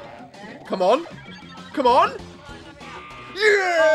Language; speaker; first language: English; native; English